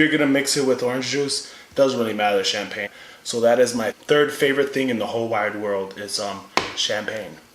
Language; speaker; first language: English; native; English